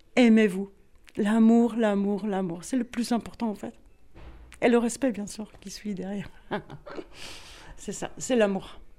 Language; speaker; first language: French; non-native, fluent; Polish